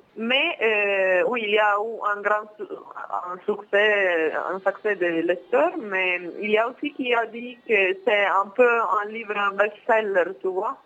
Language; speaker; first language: French; non-native, learner; Italian